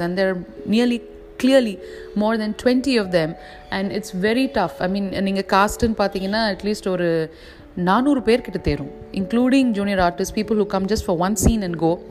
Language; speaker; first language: English; non-native, local second language; Tamil